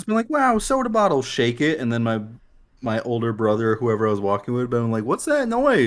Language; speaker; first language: English; native; English